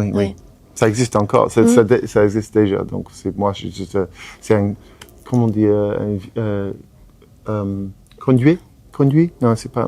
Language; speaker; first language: French; non-native, fluent; English